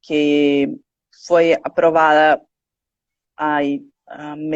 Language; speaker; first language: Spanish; non-native, learner; Portuguese